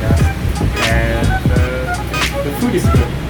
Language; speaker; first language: English; non-native, fluent; Vietnamese